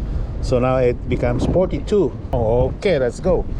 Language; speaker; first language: English; non-native, local second language; Filipino